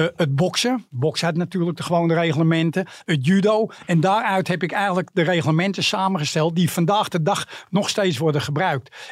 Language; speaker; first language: Dutch; native; Dutch